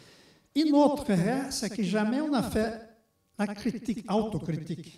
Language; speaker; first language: French; non-native, fluent; Portuguese